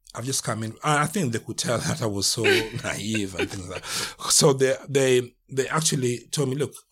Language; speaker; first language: English; non-native, local second language; Luo (Kenya and Tanzania)